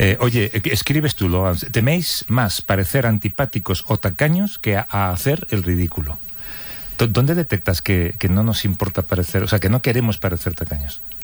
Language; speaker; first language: Spanish; native; Spanish